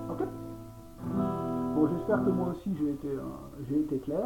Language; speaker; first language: French; native; French